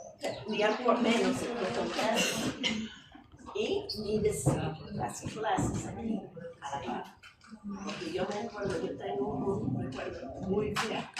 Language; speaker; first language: Spanish; non-native, fluent; English